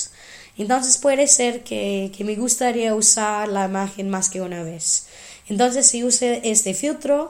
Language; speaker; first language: Spanish; non-native, fluent; English